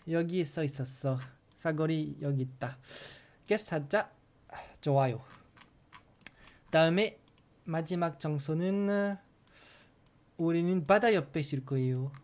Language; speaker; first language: Korean; non-native, learner; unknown